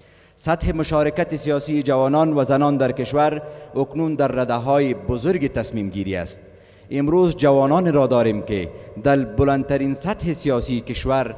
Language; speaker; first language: Persian; native; Persian